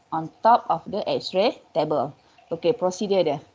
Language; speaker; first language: English; non-native, local second language; Malay